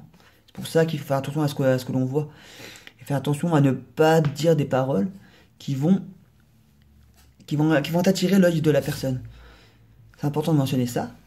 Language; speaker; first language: French; native; French